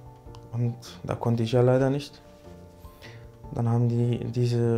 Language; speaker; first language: German; early bilingual, other home language; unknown